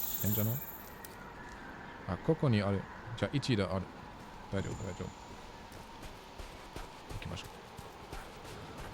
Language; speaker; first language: Japanese; non-native, learner; German